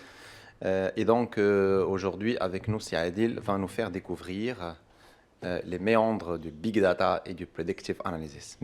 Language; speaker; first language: French; non-native, local second language; Arabic